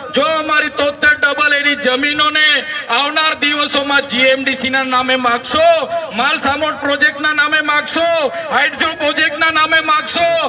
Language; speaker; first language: Gujarati; non-native, local second language; Vasavi